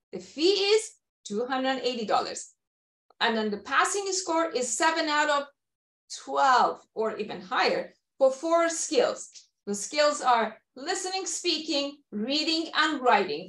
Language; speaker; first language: English; non-native, fluent; Persian